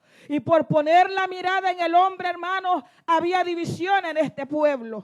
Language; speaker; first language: Spanish; native; Spanish